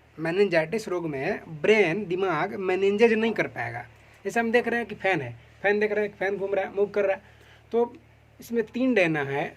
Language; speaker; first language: Hindi; native; Hindi